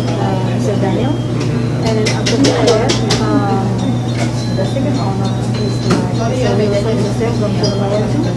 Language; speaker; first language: English; non-native, learner; Indonesian